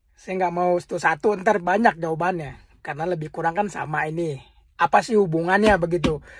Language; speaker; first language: Indonesian; native; Indonesian